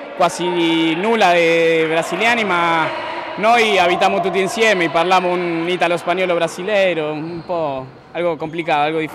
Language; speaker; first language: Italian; non-native, learner; Spanish